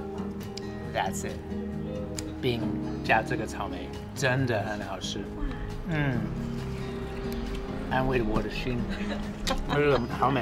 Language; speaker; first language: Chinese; non-native, fluent; English